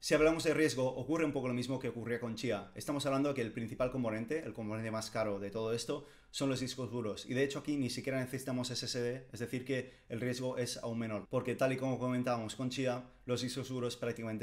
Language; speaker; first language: Spanish; native; Spanish